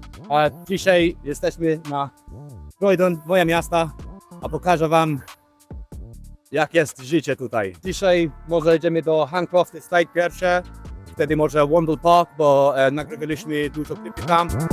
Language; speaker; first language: Polish; non-native, learner; English